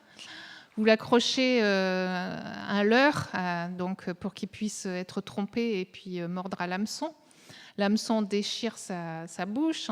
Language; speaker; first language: French; native; French